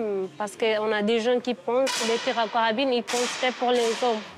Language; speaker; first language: French; non-native, learner; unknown